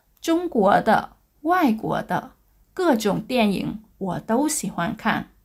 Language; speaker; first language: Chinese; non-native, learner; Vietnamese